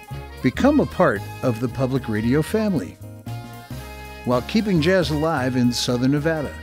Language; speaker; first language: English; native; English